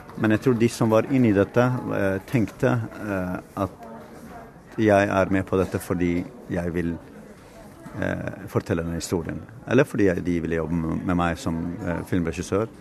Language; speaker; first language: Norwegian; non-native, fluent; Kurdish